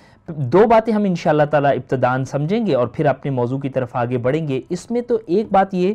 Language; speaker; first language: Urdu; native; Urdu